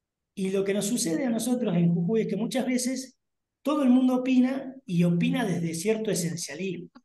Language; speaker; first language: Spanish; native; Spanish